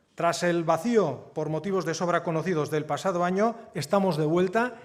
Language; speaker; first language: Spanish; native; Spanish